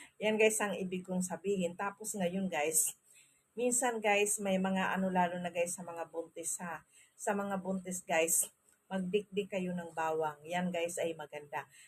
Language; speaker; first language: Filipino; non-native, local second language; Masbatenyo